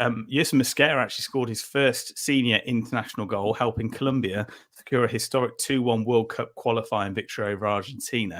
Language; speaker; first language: English; native; English